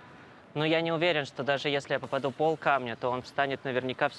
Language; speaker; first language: Russian; native; Russian